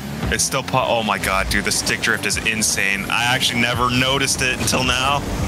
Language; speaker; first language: English; early bilingual, other home language; French